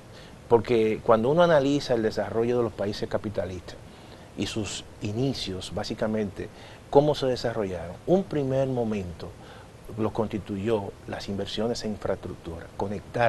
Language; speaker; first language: Spanish; native; Spanish